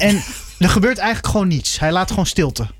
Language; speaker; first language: Dutch; native; Dutch